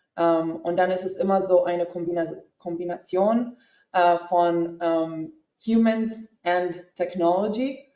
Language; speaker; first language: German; early bilingual, heritage; English